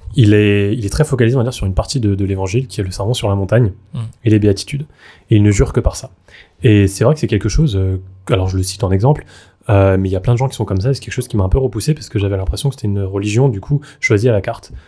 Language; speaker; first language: French; native; French